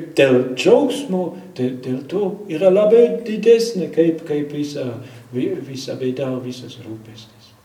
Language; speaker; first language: Lithuanian; non-native, fluent; German